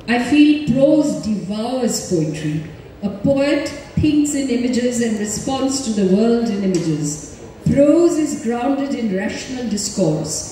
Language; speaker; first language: English; non-native, local second language; Bangla